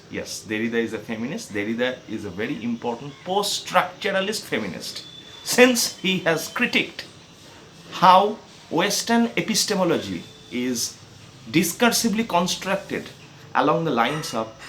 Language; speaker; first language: English; non-native, local second language; Bangla